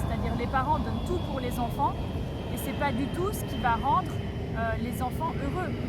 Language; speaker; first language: French; native; French